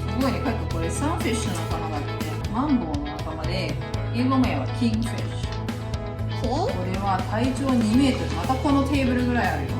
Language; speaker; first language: Japanese; native; Japanese